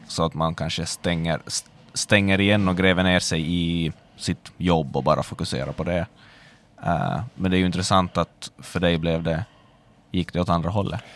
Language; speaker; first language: Swedish; native; Swedish